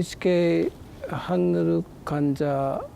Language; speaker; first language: Korean; non-native, learner; Japanese